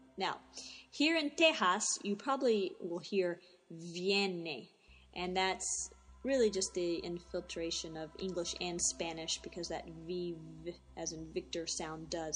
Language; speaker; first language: English; native; English